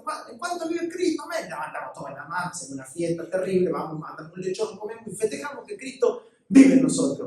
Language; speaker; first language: Spanish; native; Spanish